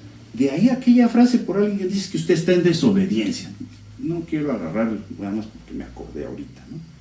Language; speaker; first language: Spanish; native; Spanish